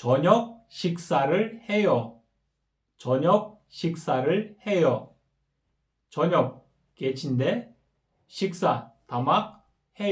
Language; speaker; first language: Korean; non-native, fluent; Kyrgyz